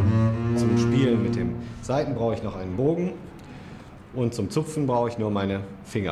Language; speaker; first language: German; native; German